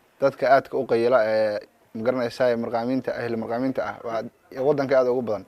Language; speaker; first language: Somali; native; Somali